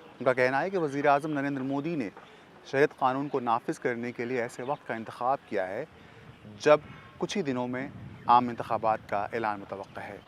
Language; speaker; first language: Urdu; native; Urdu